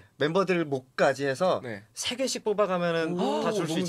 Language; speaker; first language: Korean; native; Korean